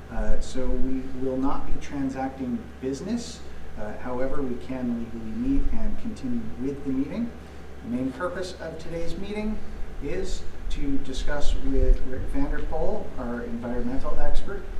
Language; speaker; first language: English; native; English